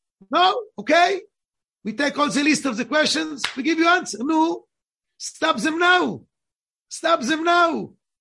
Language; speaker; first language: English; non-native, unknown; Hebrew